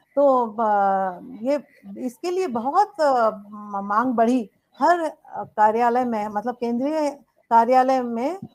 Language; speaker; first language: Hindi; non-native, local second language; Tamil